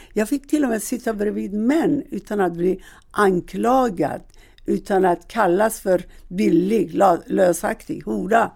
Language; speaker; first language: Swedish; non-native, fluent; Persian